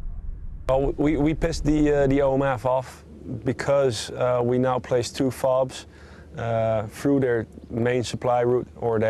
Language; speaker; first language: English; non-native, fluent; Dutch